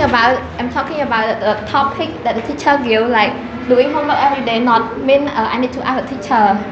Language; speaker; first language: English; non-native, learner; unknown